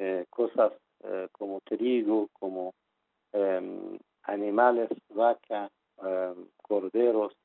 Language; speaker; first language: Spanish; non-native, fluent; Persian